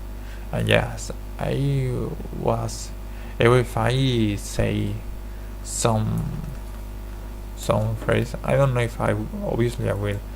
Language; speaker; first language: English; non-native, learner; Spanish